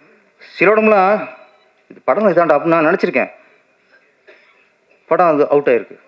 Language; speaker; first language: Tamil; native; Tamil